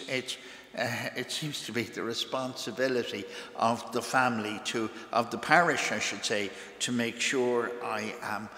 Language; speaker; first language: English; native; English